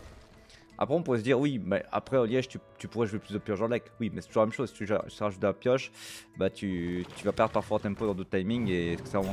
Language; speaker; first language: French; native; French